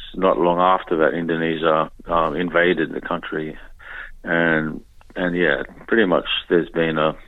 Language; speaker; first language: English; native; English